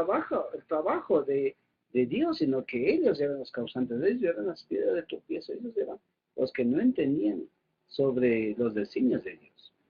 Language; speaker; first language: Spanish; native; Spanish